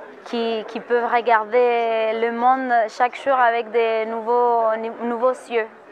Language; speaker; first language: French; non-native, fluent; Spanish